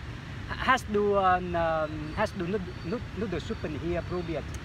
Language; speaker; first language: German; non-native, learner; Vietnamese